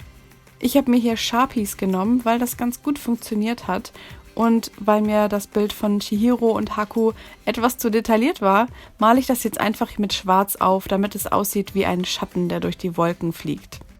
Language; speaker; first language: German; native; German